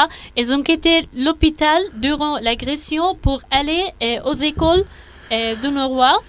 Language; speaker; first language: French; non-native, learner; Arabic